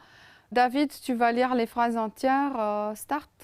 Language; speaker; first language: French; non-native, fluent; Romanian